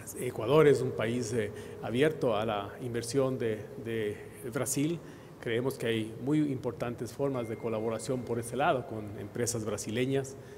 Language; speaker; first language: Spanish; native; Spanish